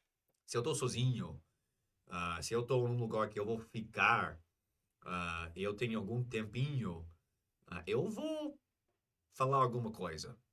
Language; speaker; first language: Portuguese; non-native, fluent; English